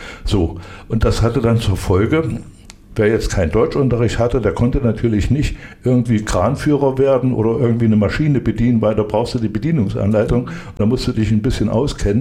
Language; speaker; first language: German; native; German